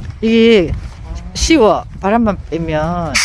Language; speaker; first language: Korean; native; Korean